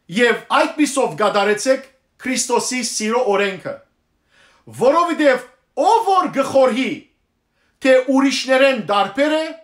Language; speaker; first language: Armenian; early bilingual, heritage; Armenian